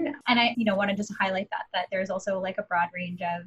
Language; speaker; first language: English; native; English